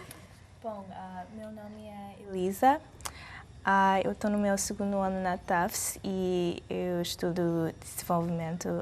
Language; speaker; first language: Portuguese; non-native, learner; English